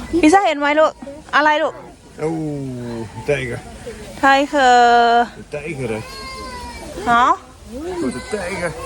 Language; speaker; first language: Dutch; non-native, learner; Thai